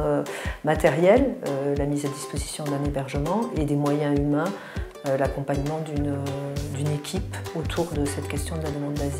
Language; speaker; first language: French; native; French